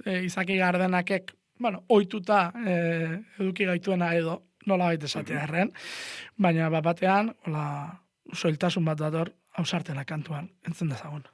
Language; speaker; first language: Basque; native; Basque